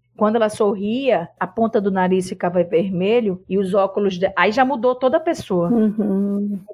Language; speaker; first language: Portuguese; native; Portuguese